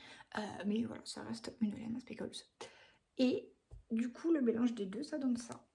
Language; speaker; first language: French; native; French